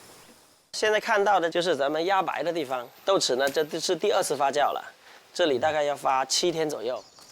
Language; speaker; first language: Chinese; native; Chinese